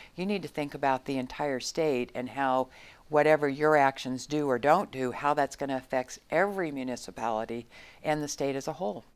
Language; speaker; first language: English; native; English